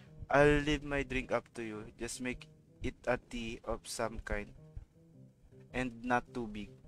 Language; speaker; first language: English; non-native, local second language; Filipino